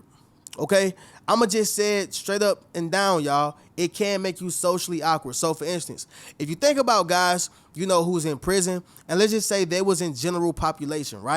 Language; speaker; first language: English; native; English